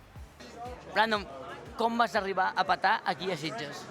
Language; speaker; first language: Catalan; native; Catalan